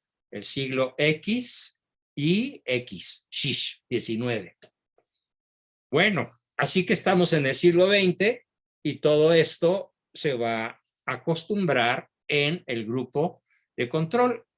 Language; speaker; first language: Spanish; native; Spanish